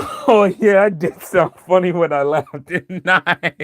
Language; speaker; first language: English; native; English